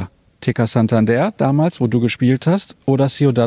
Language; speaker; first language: German; native; German